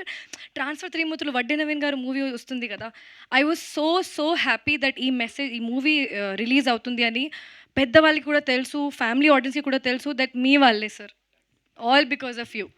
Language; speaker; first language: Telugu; non-native, fluent; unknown